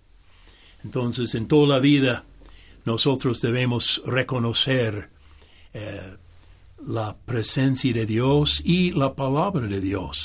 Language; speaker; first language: Spanish; non-native, fluent; English